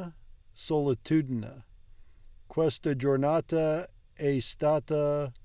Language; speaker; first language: Italian; non-native, learner; English